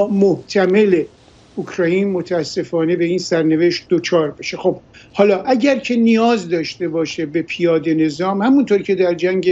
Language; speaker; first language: Persian; native; Persian